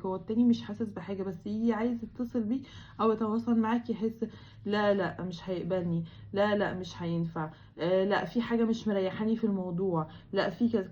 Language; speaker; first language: Arabic; native; Arabic